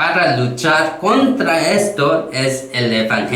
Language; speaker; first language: Spanish; non-native, learner; Korean